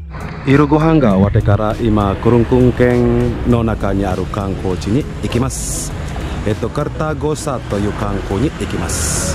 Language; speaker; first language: Japanese; non-native, learner; Indonesian